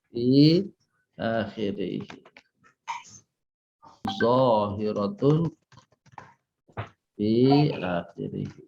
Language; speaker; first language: Arabic; non-native, fluent; Indonesian